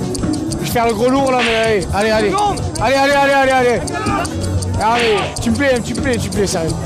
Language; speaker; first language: French; native; French